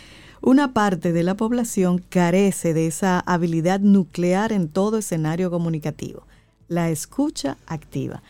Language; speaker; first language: Spanish; native; Spanish